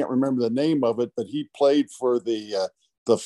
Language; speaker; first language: English; native; English